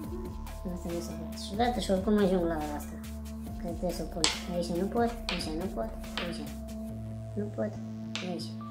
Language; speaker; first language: Romanian; non-native, learner; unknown